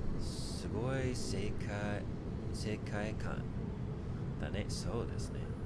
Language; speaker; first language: Japanese; non-native, learner; English